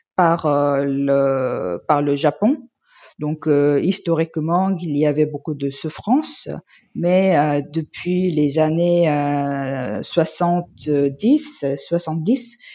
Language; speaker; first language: French; non-native, fluent; Korean